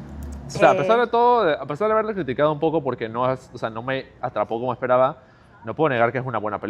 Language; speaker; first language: Spanish; native; Spanish